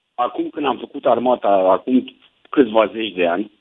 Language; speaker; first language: Romanian; native; Romanian